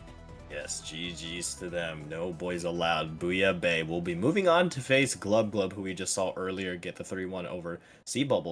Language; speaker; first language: English; native; English